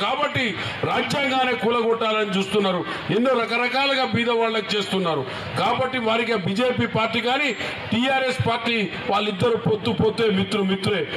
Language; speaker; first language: Telugu; non-native, local second language; Lambadi